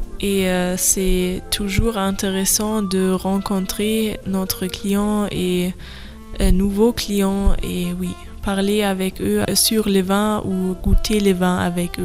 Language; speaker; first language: French; non-native, learner; German